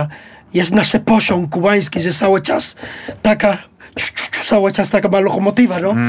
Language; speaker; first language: Polish; non-native, learner; Spanish